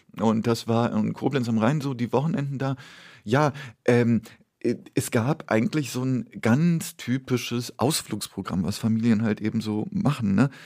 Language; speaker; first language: German; early bilingual, other home language; Polish